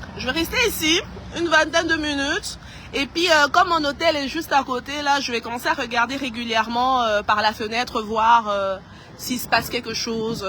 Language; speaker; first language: French; non-native, local second language; Lingala